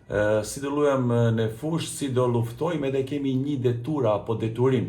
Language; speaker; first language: Albanian; non-native, learner; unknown